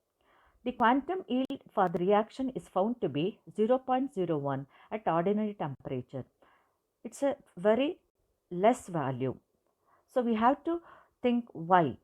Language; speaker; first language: English; non-native, local second language; Kannada